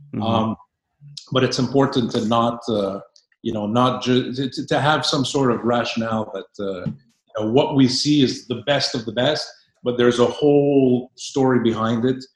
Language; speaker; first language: English; native; English